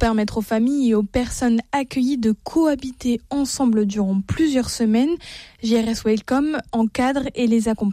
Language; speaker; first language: French; native; French